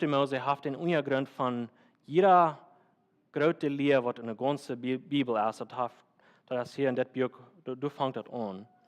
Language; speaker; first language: German; non-native, learner; Plautdietsch